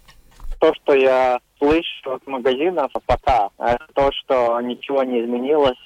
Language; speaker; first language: Russian; non-native, local second language; Latvian